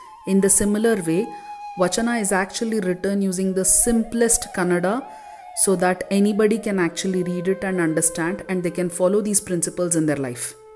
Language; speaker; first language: English; non-native, local second language; Kannada